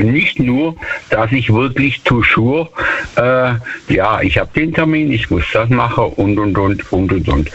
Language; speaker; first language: German; native; German